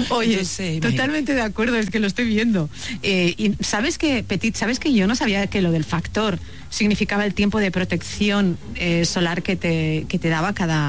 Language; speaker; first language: Spanish; native; Spanish